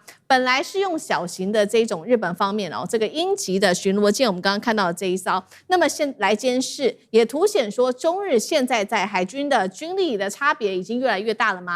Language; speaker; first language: Chinese; native; Chinese